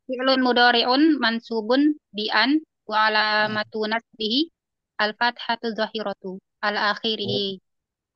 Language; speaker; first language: Arabic; non-native, learner; Indonesian